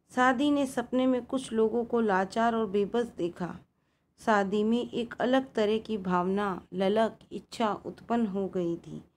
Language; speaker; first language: Hindi; native; Hindi